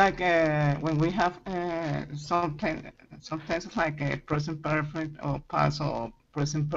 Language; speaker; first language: English; non-native, learner; Spanish